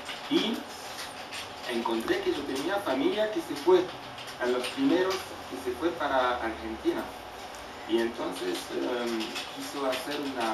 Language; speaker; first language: Spanish; non-native, fluent; French